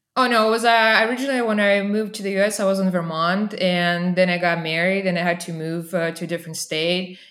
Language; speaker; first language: English; non-native, fluent; Russian